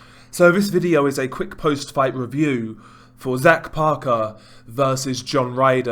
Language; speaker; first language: English; native; English